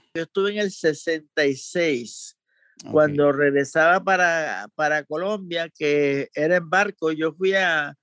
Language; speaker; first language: Spanish; native; Spanish